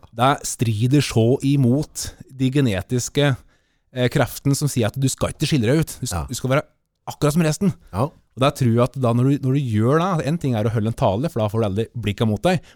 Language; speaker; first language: Norwegian; native; Norwegian